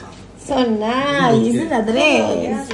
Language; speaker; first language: English; non-native, learner; Spanish